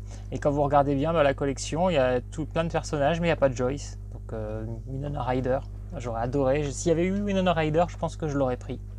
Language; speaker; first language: French; native; French